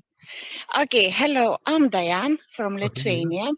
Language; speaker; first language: English; non-native, learner; Lithuanian